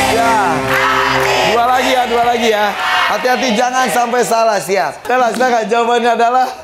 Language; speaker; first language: Indonesian; native; Indonesian